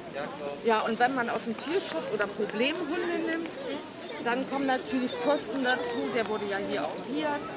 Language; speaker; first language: German; native; German